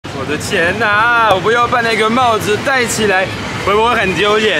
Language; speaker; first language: Chinese; non-native, fluent; French